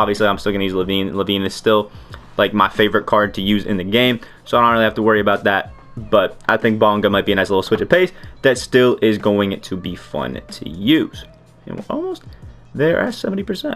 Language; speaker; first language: English; native; English